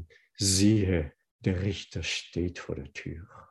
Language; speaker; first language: German; non-native, fluent; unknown